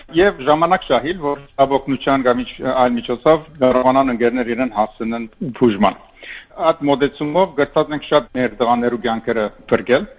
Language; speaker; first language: Armenian; early bilingual, heritage; Armenian